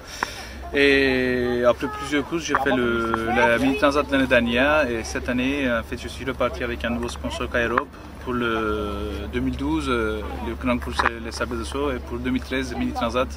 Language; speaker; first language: French; non-native, fluent; Turkish